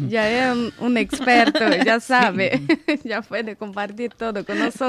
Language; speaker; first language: Spanish; non-native, fluent; Portuguese